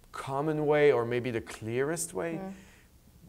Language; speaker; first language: English; native; English